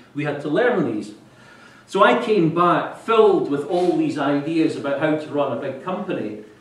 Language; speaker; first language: English; native; English